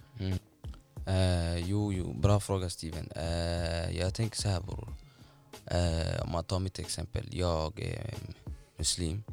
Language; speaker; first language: Swedish; non-native, fluent; Somali